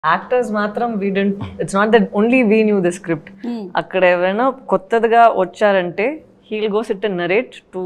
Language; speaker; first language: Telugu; non-native, fluent; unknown